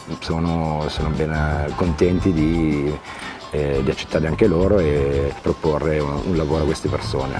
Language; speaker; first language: Italian; native; Italian